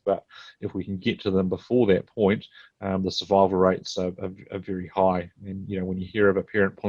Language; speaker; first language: English; native; English